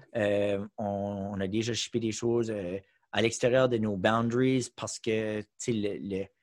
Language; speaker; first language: French; native; French